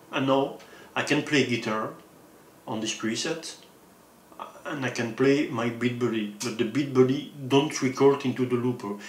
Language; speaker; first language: English; non-native, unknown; French